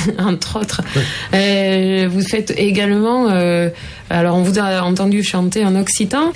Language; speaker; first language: French; native; French